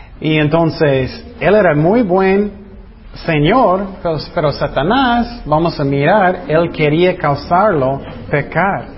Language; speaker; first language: Spanish; non-native, fluent; English